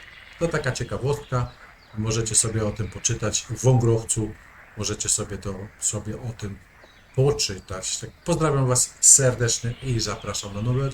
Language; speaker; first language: Polish; native; Polish